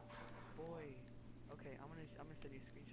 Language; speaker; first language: English; native; English